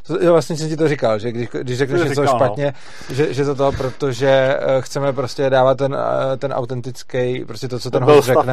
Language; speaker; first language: Czech; native; Czech